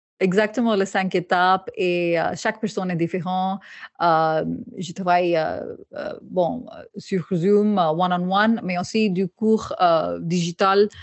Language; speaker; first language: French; non-native, learner; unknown